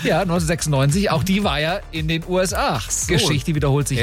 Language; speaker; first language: German; native; German